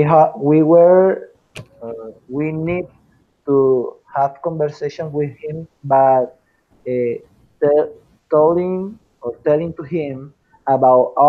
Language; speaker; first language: English; non-native, fluent; Spanish